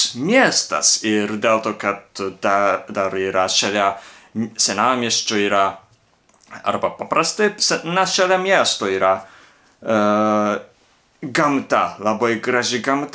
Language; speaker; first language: Lithuanian; non-native, learner; Japanese